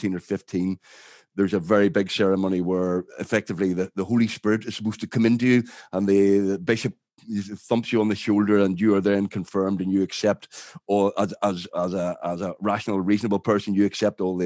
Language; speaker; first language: English; native; English